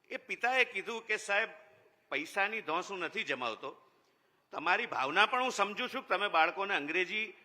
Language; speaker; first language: Gujarati; native; Gujarati